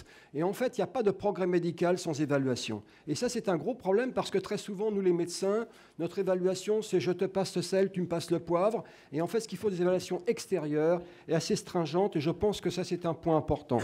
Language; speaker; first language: French; native; French